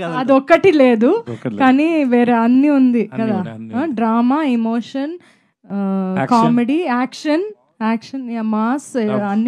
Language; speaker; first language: Telugu; non-native, fluent; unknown